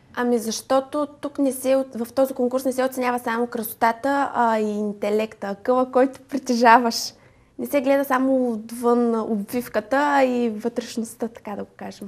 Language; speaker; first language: Bulgarian; native; Bulgarian